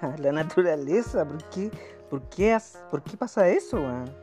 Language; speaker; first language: Spanish; native; Spanish